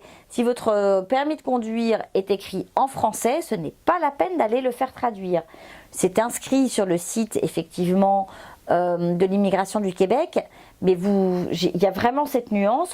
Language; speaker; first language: French; native; French